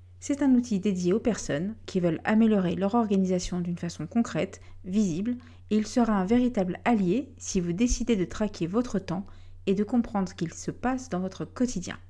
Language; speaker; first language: French; native; French